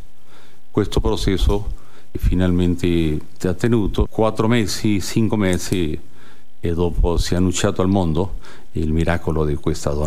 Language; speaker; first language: Italian; non-native, learner; Spanish